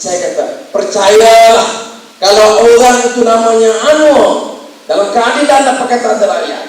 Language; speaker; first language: Malay; native; Malay